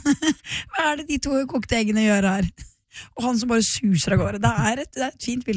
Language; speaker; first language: Norwegian; native; Norwegian